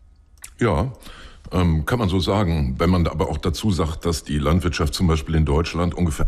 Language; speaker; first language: German; native; German